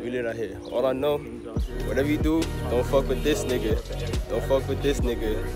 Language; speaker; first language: English; native; English